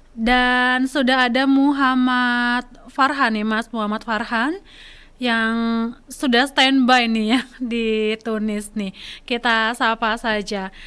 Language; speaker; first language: Indonesian; native; Indonesian